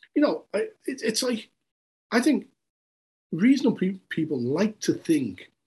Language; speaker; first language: English; native; English